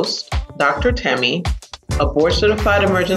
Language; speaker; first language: English; native; English